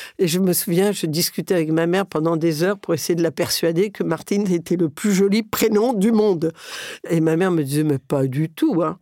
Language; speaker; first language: French; early bilingual, other home language; Catalan